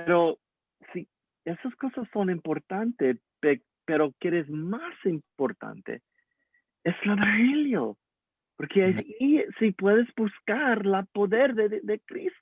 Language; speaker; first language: Spanish; early bilingual, heritage; English